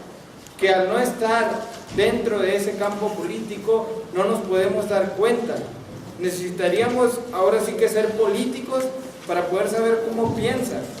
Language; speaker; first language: Spanish; native; Spanish